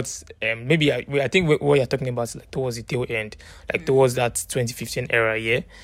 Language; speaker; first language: English; non-native, local second language; Yoruba